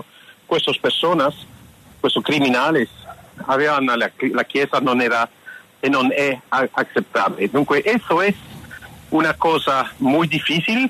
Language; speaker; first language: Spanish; non-native, fluent; French